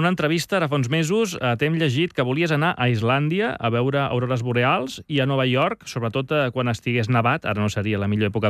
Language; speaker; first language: Catalan; native; Catalan